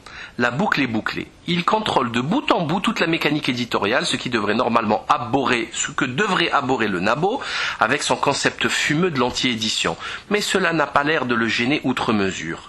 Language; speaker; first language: French; native; French